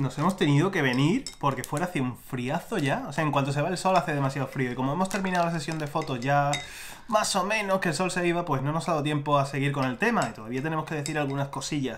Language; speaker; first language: Spanish; native; Spanish